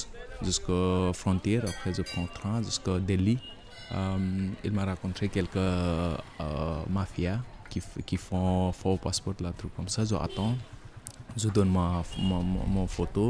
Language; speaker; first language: French; non-native, learner; Nepali